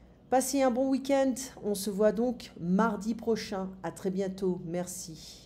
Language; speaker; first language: French; native; French